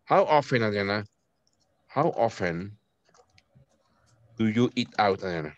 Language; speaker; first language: English; non-native, fluent; Spanish